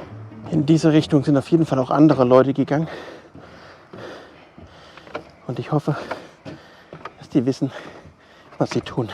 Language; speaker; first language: German; native; German